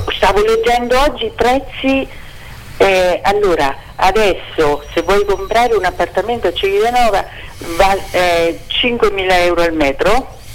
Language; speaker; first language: Italian; native; Italian